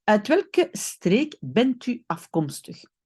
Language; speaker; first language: Dutch; non-native, local second language; French